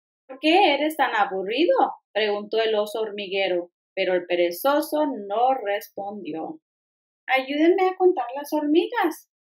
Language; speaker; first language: Spanish; early bilingual, heritage; Spanish